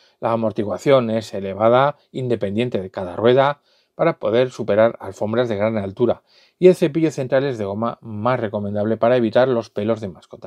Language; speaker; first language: Spanish; native; Spanish